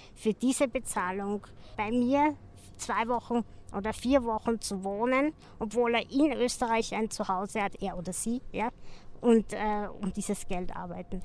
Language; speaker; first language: German; native; German